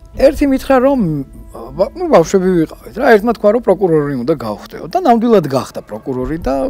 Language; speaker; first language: Georgian; non-native, local second language; Russian